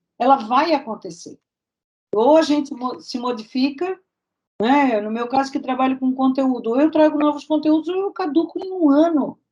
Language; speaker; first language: Portuguese; native; Portuguese